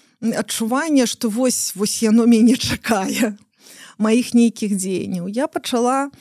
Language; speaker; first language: Belarusian; non-native, local second language; Russian